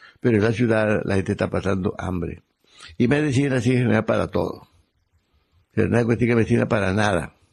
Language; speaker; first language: Spanish; native; Spanish